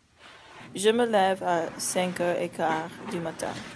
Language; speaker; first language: French; non-native, learner; English